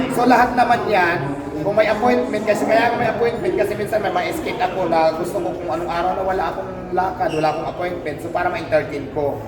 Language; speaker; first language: Filipino; non-native, local second language; Waray